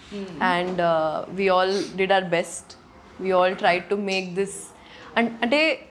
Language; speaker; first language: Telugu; non-native, local second language; Urdu